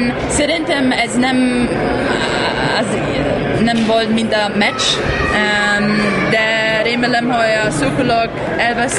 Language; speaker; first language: Hungarian; non-native, learner; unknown